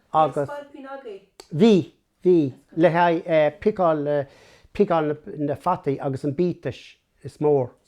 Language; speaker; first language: Irish; non-native, local second language; English